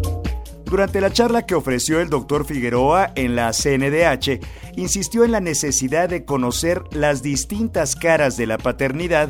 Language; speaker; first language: Spanish; native; Spanish